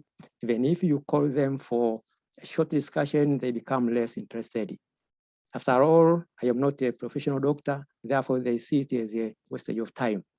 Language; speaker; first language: English; non-native, local second language; Swahili